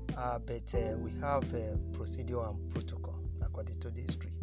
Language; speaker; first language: English; non-native, local second language; Yoruba